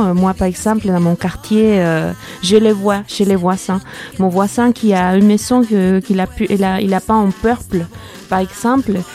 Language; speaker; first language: French; non-native, fluent; Spanish